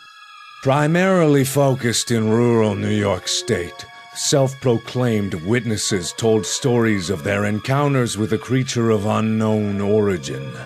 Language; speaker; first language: English; native; English